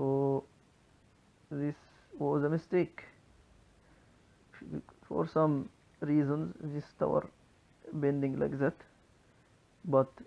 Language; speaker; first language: English; non-native, local second language; Arabic